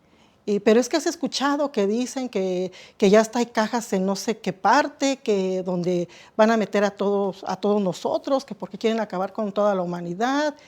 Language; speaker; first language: Spanish; native; Spanish